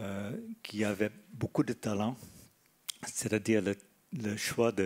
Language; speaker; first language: French; non-native, fluent; Dutch